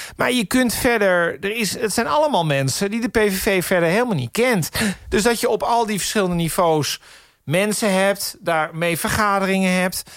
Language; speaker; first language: Dutch; native; Dutch